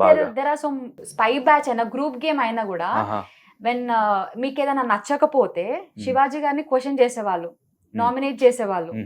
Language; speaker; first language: Telugu; native; Telugu